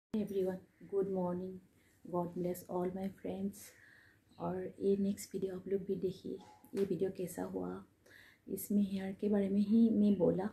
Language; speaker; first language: Hindi; non-native, local second language; Assamese